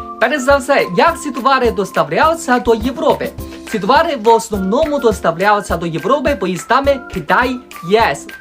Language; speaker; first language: Ukrainian; non-native, learner; Chinese